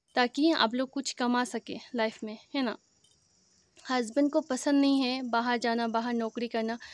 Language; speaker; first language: Hindi; non-native, local second language; Assamese